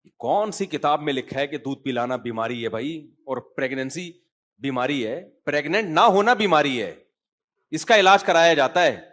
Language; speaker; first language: Urdu; native; Urdu